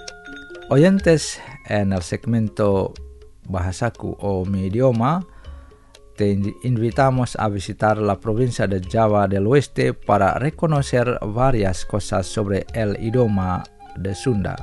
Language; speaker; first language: Spanish; non-native, fluent; Indonesian